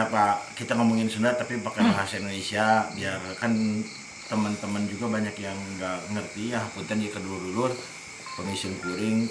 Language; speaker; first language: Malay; non-native, local second language; Sundanese